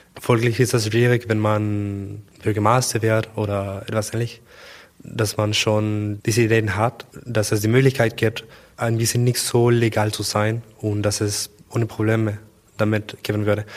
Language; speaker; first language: German; non-native, learner; Spanish